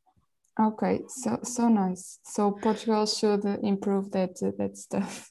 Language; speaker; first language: English; non-native, local second language; Portuguese